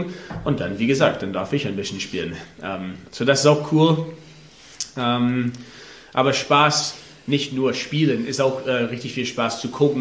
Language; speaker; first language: German; non-native, learner; English